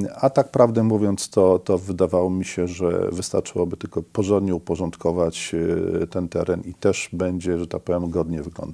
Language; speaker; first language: Polish; native; Polish